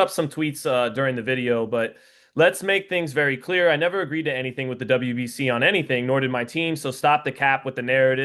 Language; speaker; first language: English; native; English